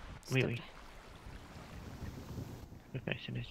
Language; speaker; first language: French; native; French